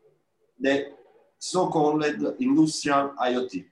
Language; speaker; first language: English; non-native, learner; Italian